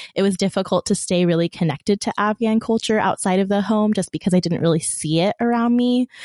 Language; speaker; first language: English; early bilingual, other home language; Persian